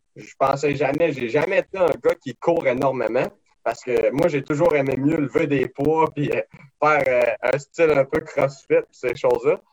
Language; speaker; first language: French; native; French